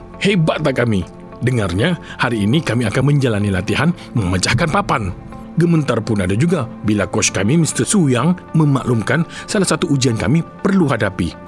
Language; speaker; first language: Malay; native; Malay